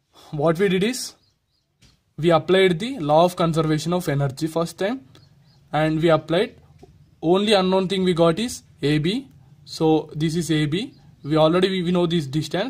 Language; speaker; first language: English; non-native, local second language; Telugu